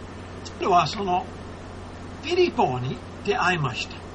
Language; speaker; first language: Japanese; non-native, fluent; English